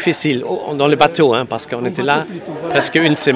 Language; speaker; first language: French; non-native, local second language; Luxembourgish